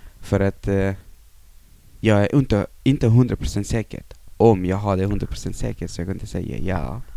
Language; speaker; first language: Swedish; non-native, fluent; Persian